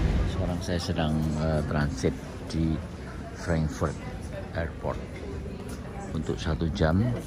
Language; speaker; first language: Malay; non-native, local second language; Javanese